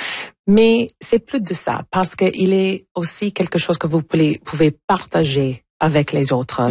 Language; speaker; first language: French; non-native, fluent; Italian